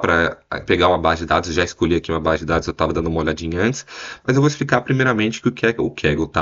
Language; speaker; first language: Portuguese; native; Portuguese